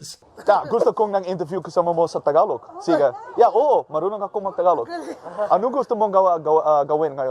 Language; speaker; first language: Filipino; non-native, learner; Dutch